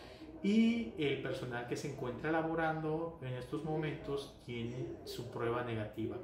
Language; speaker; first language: Spanish; native; Spanish